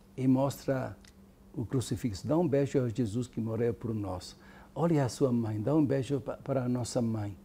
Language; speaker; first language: Portuguese; non-native, fluent; Italian